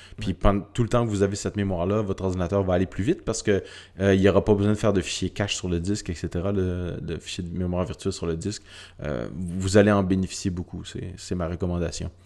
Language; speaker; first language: French; native; French